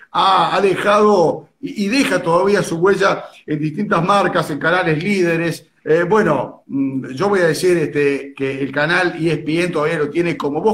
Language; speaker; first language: Spanish; native; Spanish